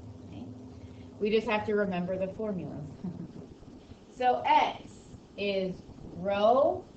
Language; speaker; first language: English; native; English